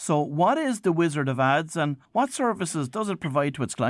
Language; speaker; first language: English; native; English